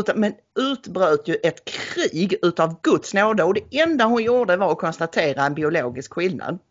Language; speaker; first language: Swedish; native; Swedish